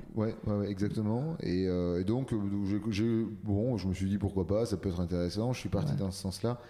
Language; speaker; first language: French; native; French